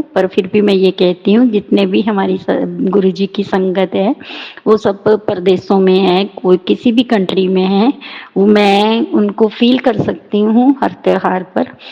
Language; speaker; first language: Hindi; non-native, local second language; Punjabi